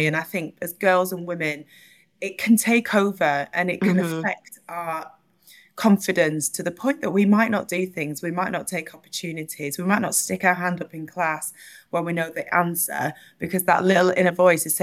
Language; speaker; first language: English; native; English